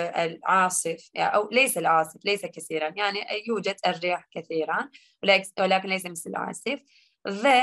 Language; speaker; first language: Arabic; non-native, learner; Turkish